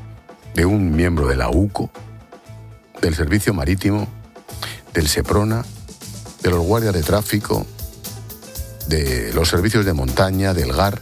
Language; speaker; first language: Spanish; native; Spanish